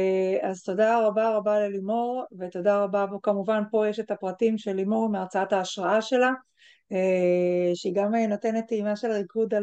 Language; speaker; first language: Hebrew; native; Hebrew